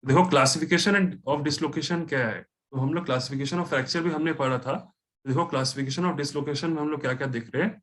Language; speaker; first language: Hindi; non-native, local second language; Bangla